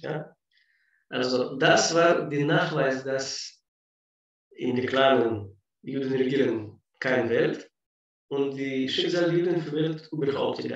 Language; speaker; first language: German; non-native, fluent; Russian